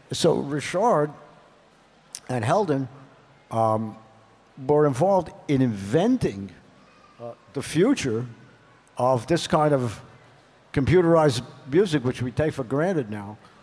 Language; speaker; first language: English; native; English